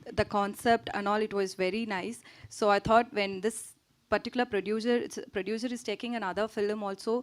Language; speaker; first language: Telugu; non-native, learner; Tamil